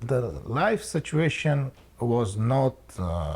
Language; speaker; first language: English; non-native, learner; Persian